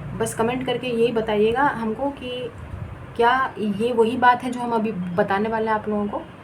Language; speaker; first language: Hindi; non-native, local second language; Bangla